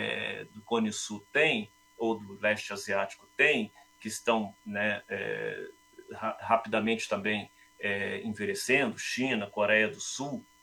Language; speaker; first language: Portuguese; native; Portuguese